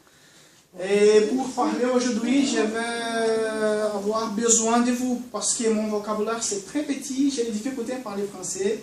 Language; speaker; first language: French; non-native, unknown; Portuguese